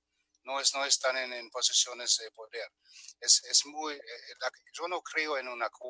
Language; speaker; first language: Spanish; non-native, fluent; German